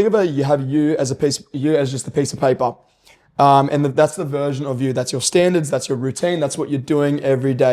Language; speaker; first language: English; native; English